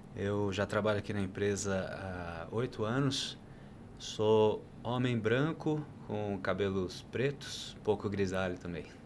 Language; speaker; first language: Portuguese; native; Portuguese